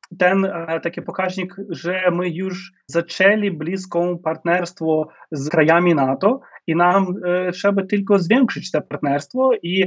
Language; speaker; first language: Polish; non-native, fluent; Ukrainian